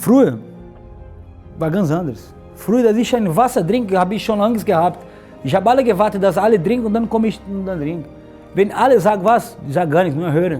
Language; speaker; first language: German; non-native, learner; Portuguese